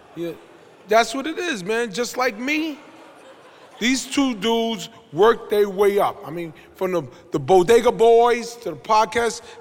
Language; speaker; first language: English; native; English